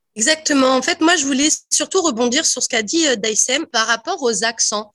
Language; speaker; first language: French; native; French